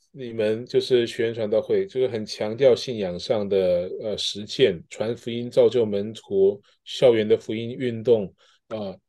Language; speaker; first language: Chinese; early bilingual, heritage; Chinese